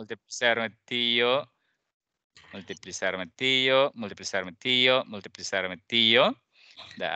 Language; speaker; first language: Swedish; non-native, fluent; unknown